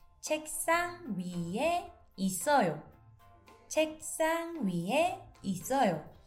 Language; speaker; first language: Korean; non-native, learner; Spanish